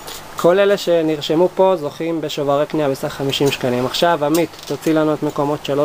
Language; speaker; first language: Hebrew; native; Hebrew